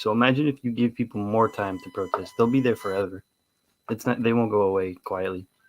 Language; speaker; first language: English; native; English